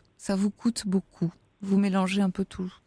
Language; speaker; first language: French; native; French